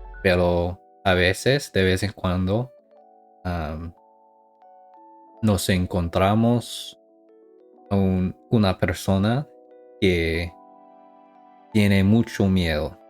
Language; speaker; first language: Spanish; non-native, learner; English